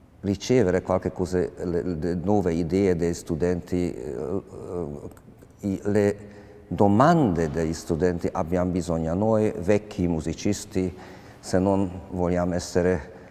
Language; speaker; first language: Italian; non-native, fluent; Hungarian